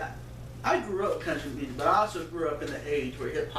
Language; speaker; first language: English; native; English